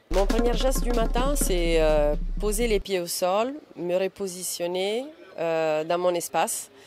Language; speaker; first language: French; non-native, fluent; Italian